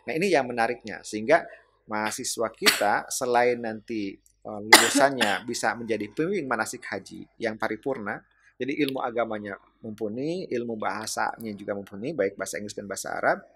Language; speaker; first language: Indonesian; native; Indonesian